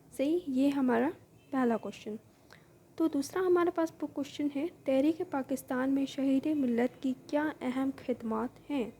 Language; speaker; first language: Urdu; native; Urdu